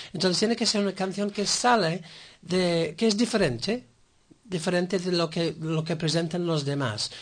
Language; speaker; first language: Spanish; non-native, fluent; English